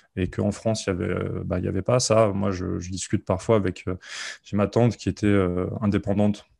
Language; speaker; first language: French; native; French